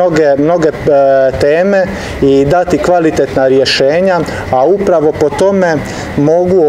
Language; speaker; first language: Serbian; native; Serbian